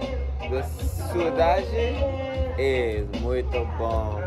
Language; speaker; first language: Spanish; non-native, learner; English